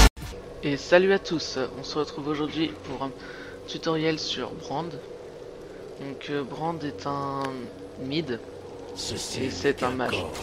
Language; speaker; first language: French; native; French